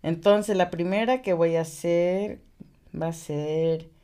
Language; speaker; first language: Spanish; early bilingual, heritage; Spanish